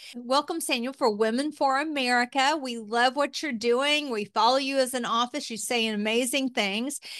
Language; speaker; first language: English; native; English